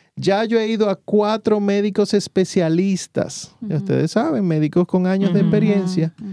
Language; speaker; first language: Spanish; native; Spanish